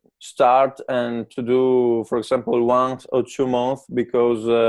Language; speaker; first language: English; non-native, learner; Italian